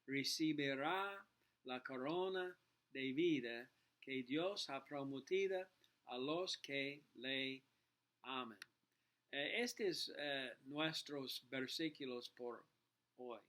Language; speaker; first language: Spanish; non-native, learner; English